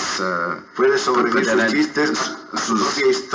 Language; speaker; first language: Spanish; native; Spanish